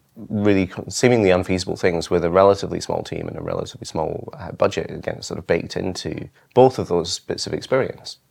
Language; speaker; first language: English; native; English